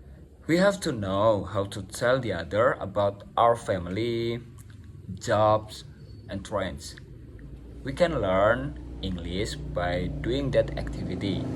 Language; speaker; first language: English; non-native, learner; Indonesian